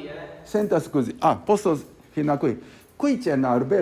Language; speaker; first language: Italian; non-native, learner; Japanese